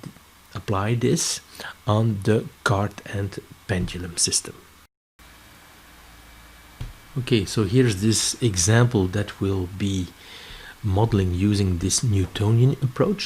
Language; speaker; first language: English; non-native, fluent; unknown